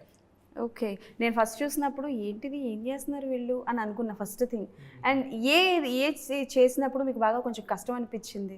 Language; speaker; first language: Telugu; native; Telugu